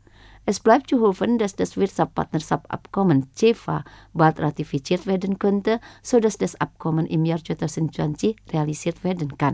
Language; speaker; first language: German; non-native, fluent; Indonesian